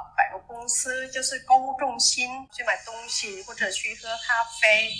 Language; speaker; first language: Chinese; non-native, fluent; Vietnamese